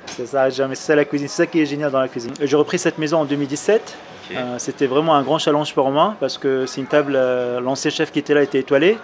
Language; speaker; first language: French; non-native, fluent; Arabic